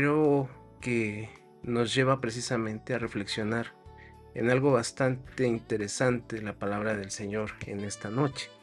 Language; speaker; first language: Spanish; native; Spanish